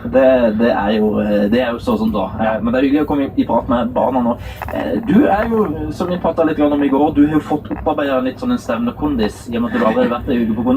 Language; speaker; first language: Norwegian; native; Norwegian